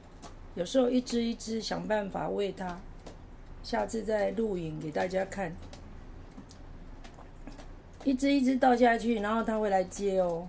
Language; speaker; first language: Chinese; native; Chinese